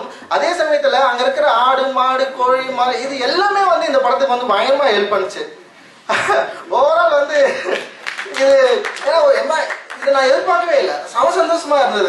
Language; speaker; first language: Tamil; native; Tamil